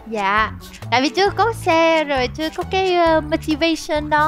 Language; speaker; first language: Vietnamese; non-native, fluent; Russian